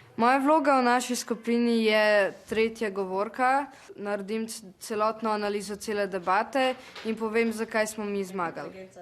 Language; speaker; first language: Slovenian; native; Slovenian